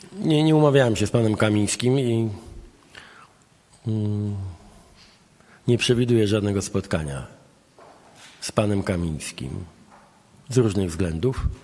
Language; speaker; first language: Polish; native; Polish